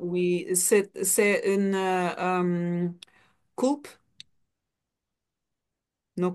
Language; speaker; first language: French; non-native, learner; Portuguese